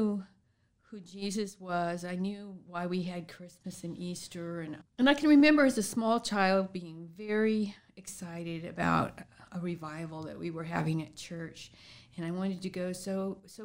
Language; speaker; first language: English; native; English